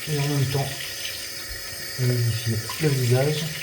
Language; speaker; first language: French; native; French